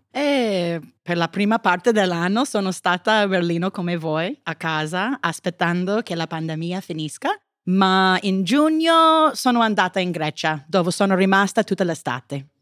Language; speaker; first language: Italian; non-native, fluent; English